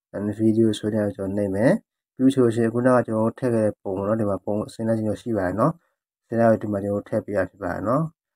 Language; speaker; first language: Burmese; native; Burmese